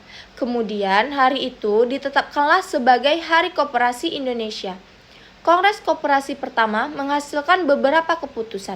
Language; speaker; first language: Indonesian; native; Indonesian